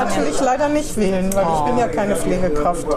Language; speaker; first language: German; native; German